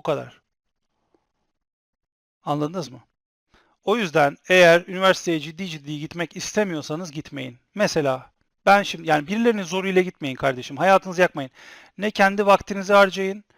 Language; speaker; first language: Turkish; native; Turkish